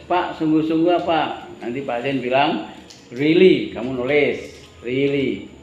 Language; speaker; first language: Indonesian; native; Indonesian